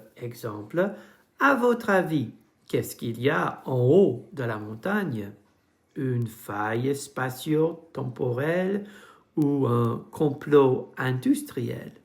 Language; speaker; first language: French; non-native, fluent; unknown